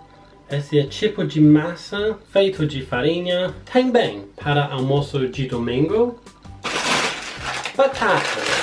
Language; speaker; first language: Portuguese; non-native, learner; English